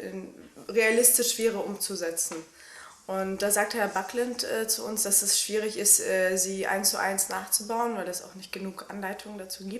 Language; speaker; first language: German; native; German